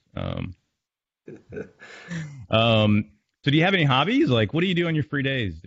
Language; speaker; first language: English; native; English